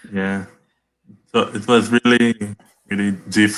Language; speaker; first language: English; non-native, learner; Portuguese